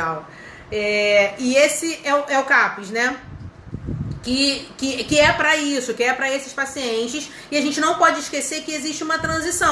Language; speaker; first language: Portuguese; native; Portuguese